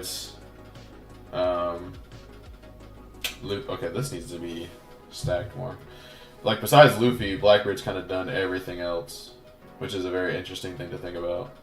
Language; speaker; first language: English; native; English